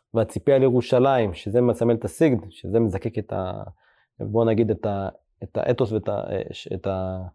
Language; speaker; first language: Hebrew; early bilingual, other home language; Amharic